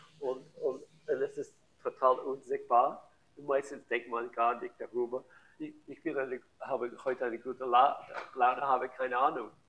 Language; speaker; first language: German; non-native, learner; English